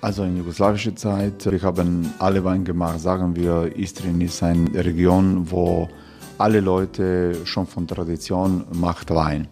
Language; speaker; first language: German; non-native, learner; Croatian